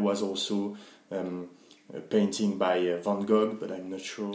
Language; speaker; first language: English; non-native, fluent; French